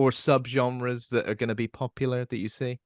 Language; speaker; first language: English; native; English